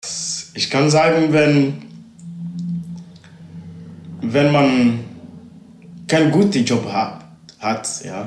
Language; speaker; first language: German; non-native, learner; Ewe